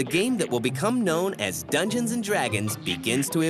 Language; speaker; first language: English; native; English